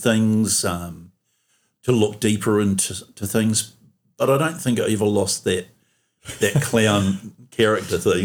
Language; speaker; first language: English; native; English